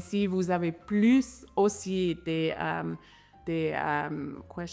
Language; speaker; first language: French; non-native, fluent; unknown